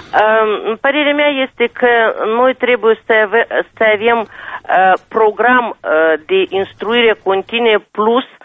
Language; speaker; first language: Romanian; non-native, local second language; Russian